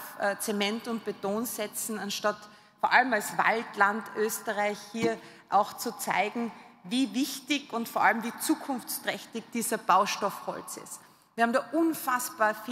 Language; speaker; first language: German; native; German